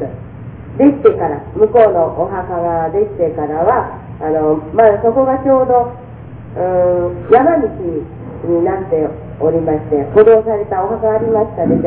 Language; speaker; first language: Japanese; native; Japanese